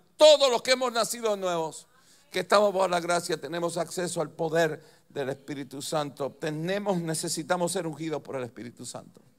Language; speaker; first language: Spanish; native; Spanish